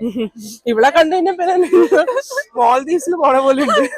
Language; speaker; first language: Malayalam; non-native, local second language; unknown